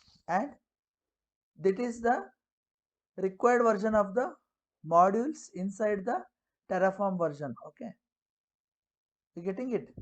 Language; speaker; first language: English; non-native, local second language; Kannada